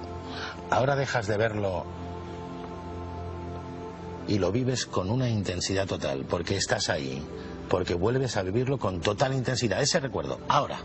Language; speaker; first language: Spanish; native; Spanish